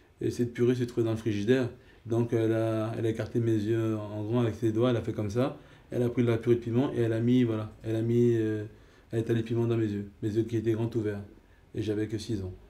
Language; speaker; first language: French; early bilingual, other home language; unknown